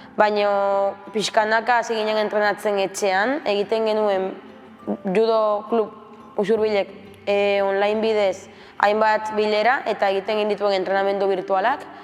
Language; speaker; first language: Basque; early bilingual, other home language; Spanish